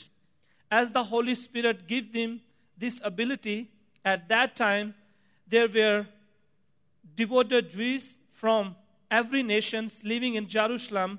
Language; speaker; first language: English; non-native, local second language; Punjabi